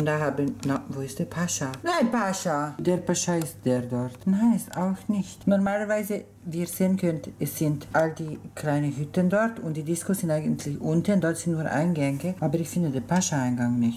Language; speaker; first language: German; early bilingual, other home language; Spanish